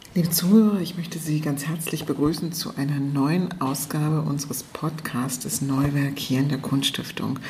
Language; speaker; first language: German; native; German